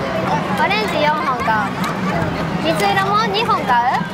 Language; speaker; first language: Japanese; native; Japanese